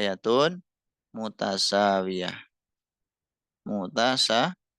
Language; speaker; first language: Arabic; non-native, learner; Indonesian